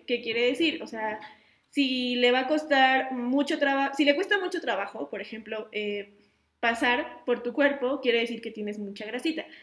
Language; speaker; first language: Spanish; native; Spanish